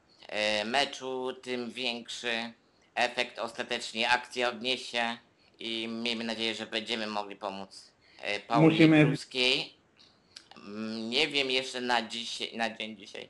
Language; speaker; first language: Polish; native; Polish